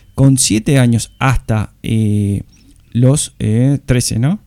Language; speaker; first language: Spanish; native; Spanish